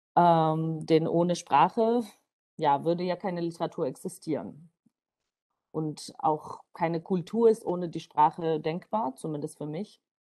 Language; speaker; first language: German; non-native, fluent; Georgian